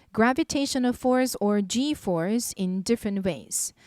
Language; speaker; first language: English; non-native, fluent; Korean